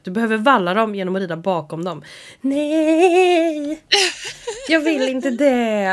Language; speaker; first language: Swedish; native; Swedish